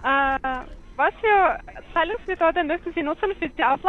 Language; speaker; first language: German; non-native, learner; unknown